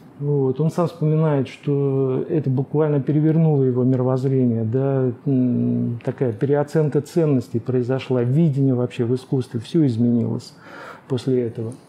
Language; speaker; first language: Russian; native; Russian